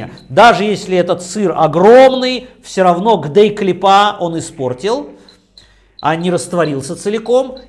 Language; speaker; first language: Russian; native; Russian